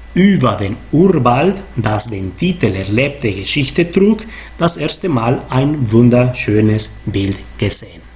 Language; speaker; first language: German; non-native, fluent; Spanish